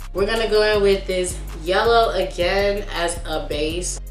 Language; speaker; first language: English; native; English